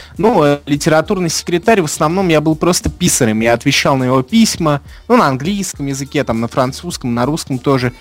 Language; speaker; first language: Russian; non-native, fluent; English